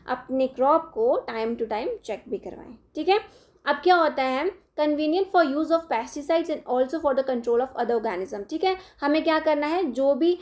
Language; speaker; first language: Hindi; non-native, local second language; Dogri